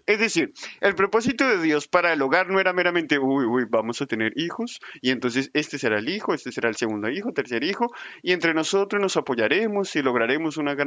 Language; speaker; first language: Spanish; native; Spanish